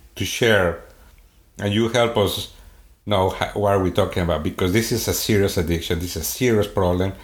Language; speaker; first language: English; non-native, fluent; Swedish